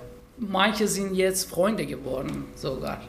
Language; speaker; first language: German; non-native, fluent; Persian